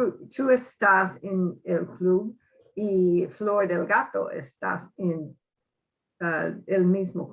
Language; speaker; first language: Spanish; non-native, learner; English